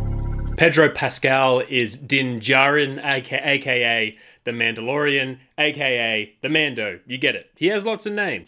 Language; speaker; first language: English; native; English